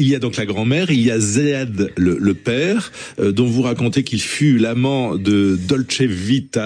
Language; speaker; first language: French; native; French